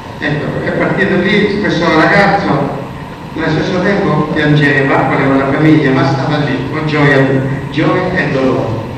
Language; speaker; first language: Italian; native; Italian